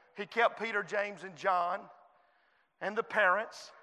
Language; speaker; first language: English; native; English